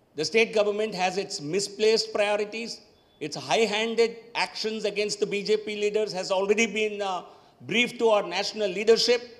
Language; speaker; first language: English; non-native, local second language; Telugu